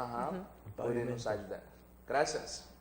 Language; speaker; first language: Spanish; non-native, learner; Haitian Creole